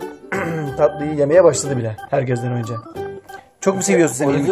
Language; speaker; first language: Turkish; native; Turkish